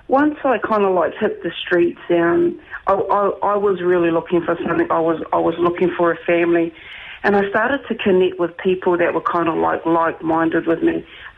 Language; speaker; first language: English; native; English